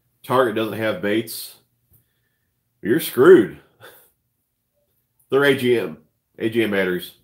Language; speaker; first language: English; native; English